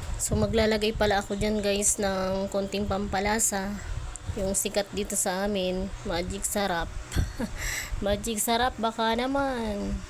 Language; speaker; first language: Filipino; non-native, local second language; Bikol